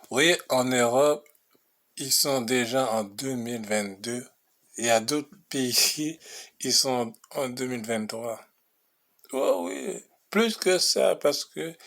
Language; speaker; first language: French; non-native, local second language; Haitian Creole